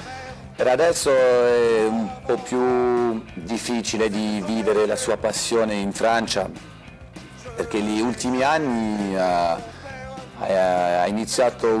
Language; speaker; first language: Italian; non-native, fluent; French